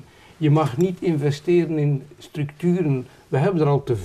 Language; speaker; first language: Dutch; native; Dutch